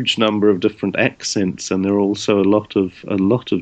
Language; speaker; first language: English; native; English